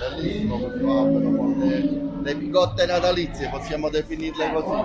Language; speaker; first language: Italian; native; Italian